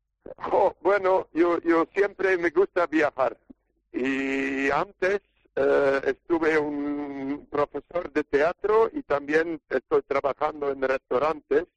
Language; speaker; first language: Spanish; non-native, learner; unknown